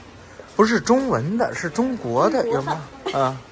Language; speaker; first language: Chinese; native; Chinese